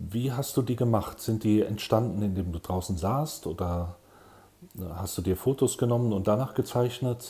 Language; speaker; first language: German; native; German